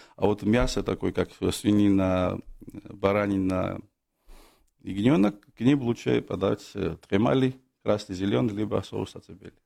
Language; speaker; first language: Russian; non-native, fluent; Georgian